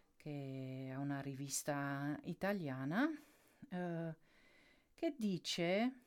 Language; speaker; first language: Italian; non-native, fluent; Dutch